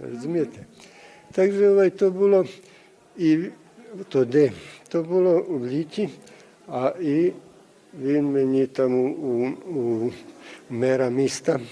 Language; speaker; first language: Ukrainian; early bilingual, heritage; Ukrainian